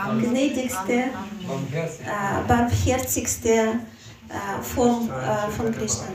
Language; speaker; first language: German; non-native, fluent; Russian